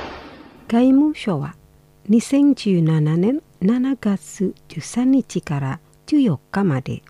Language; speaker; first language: Japanese; non-native, fluent; Indonesian